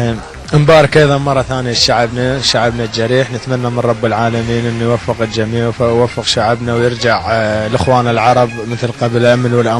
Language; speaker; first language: Arabic; native; Arabic